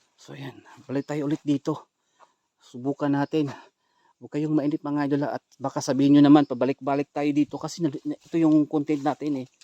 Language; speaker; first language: Filipino; non-native, local second language; Cebuano